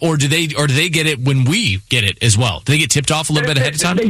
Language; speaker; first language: English; native; English